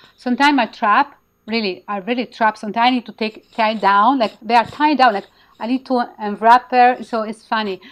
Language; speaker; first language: English; non-native, learner; Italian